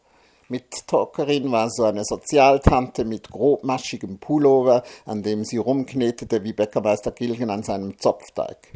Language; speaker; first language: German; native; German